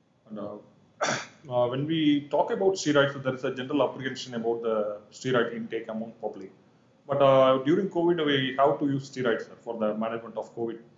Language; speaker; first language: English; non-native, local second language; Tamil